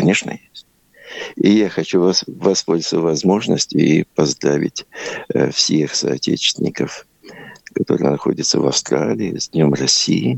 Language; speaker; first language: Russian; native; Russian